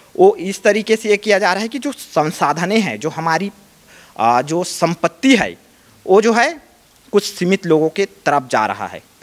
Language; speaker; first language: Hindi; native; Hindi